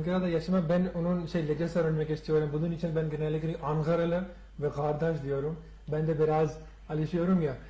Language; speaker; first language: Turkish; non-native, learner; Urdu